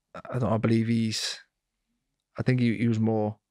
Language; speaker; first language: English; native; English